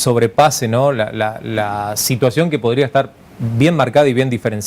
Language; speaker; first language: Spanish; native; Spanish